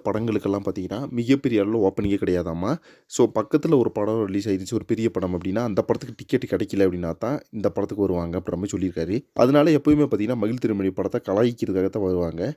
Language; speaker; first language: Tamil; native; Tamil